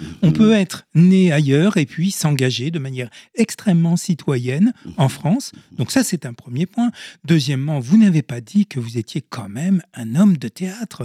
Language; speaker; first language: French; native; French